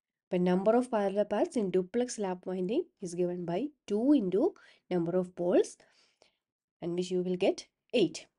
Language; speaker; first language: English; non-native, local second language; Malayalam